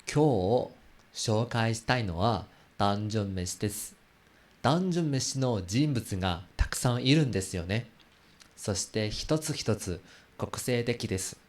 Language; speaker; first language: Japanese; non-native, learner; Chinese